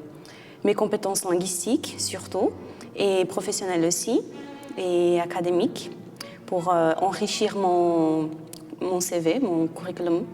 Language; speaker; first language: French; non-native, fluent; Portuguese